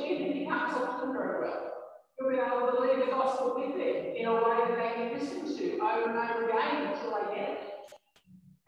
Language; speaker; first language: English; native; English